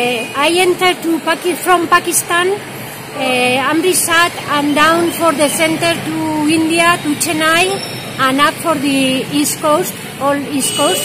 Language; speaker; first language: English; non-native, learner; Spanish